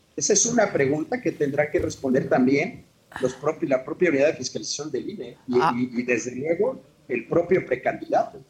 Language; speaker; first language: Spanish; native; Spanish